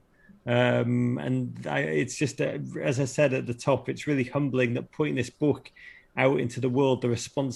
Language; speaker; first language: English; native; English